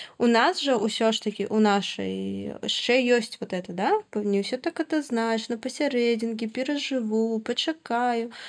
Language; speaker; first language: Belarusian; non-native, local second language; Russian